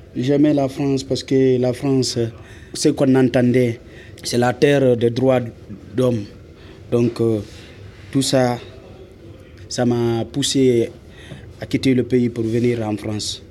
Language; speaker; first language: French; non-native, local second language; Fula